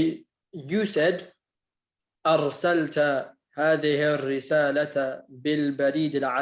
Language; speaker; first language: Arabic; non-native, fluent; English